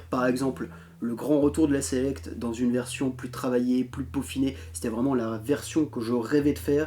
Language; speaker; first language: French; native; French